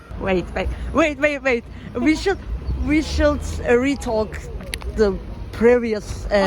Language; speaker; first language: English; non-native, local second language; Turkish